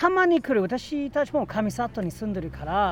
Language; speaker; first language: Japanese; non-native, learner; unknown